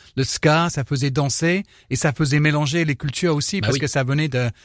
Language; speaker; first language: French; non-native, fluent; English